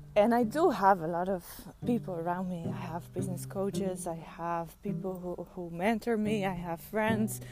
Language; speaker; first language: English; non-native, fluent; Dutch